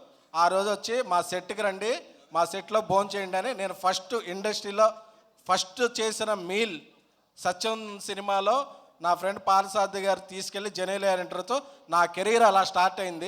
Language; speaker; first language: Telugu; native; Telugu